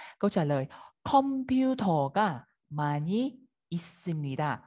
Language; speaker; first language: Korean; non-native, fluent; Vietnamese